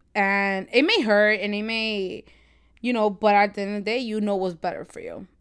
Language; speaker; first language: English; native; English